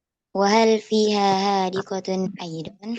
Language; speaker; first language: Arabic; non-native, learner; Indonesian